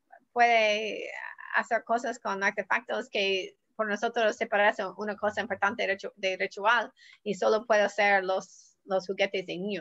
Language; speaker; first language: Spanish; non-native, learner; English